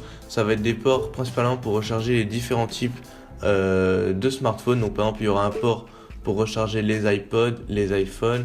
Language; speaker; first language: French; native; French